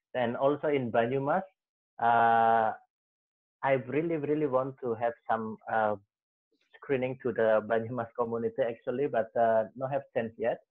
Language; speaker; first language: English; non-native, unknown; Javanese